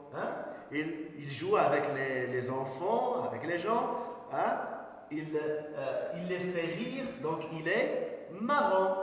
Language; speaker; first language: French; non-native, local second language; Arabic